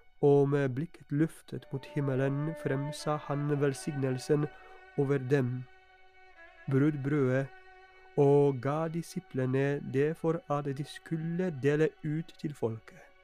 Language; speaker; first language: Norwegian; non-native, fluent; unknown